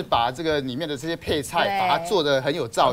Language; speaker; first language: Chinese; native; Chinese